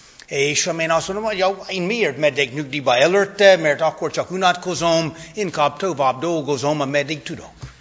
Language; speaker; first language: Hungarian; non-native, fluent; English